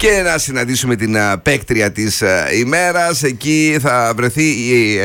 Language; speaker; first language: Greek; native; Greek